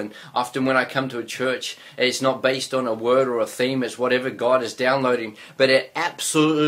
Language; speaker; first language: English; native; English